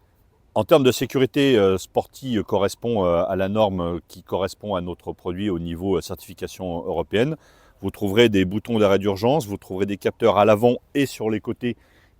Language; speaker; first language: French; native; French